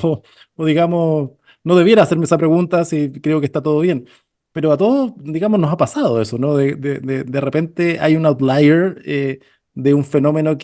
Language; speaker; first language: Spanish; native; Spanish